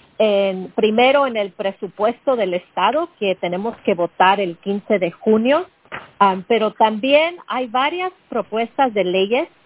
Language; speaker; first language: Spanish; early bilingual, heritage; Spanish